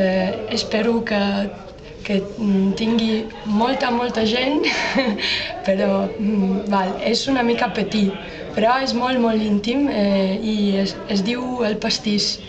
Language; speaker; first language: Catalan; non-native, learner; Italian